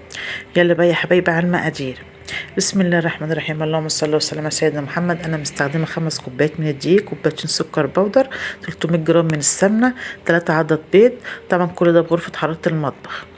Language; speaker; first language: Arabic; native; Arabic